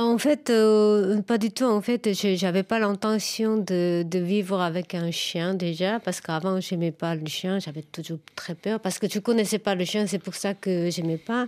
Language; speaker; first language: French; non-native, fluent; Korean